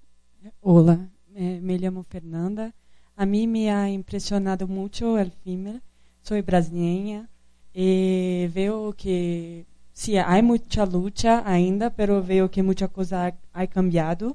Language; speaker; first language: Spanish; non-native, fluent; Portuguese